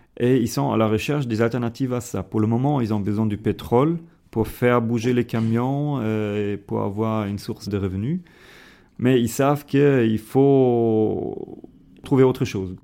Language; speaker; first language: French; non-native, fluent; German